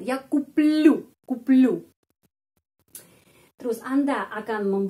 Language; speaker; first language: Indonesian; non-native, fluent; Russian